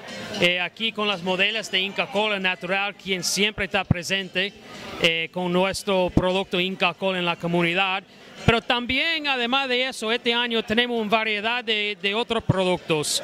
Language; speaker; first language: Spanish; non-native, fluent; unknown